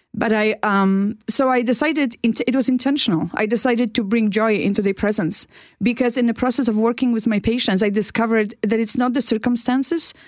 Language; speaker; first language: English; non-native, fluent; Polish